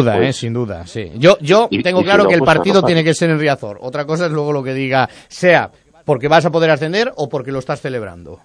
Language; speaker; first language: Spanish; native; Spanish